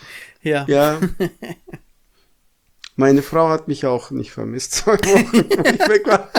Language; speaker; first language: German; non-native, fluent; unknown